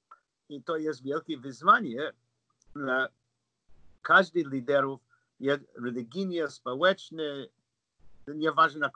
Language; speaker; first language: Polish; non-native, learner; English